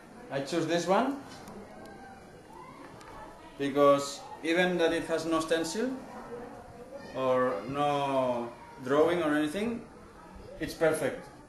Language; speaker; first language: English; non-native, fluent; Spanish